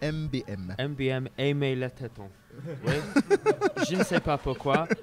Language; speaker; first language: French; non-native, learner; English